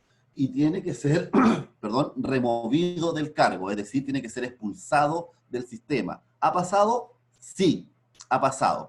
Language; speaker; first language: Spanish; native; Spanish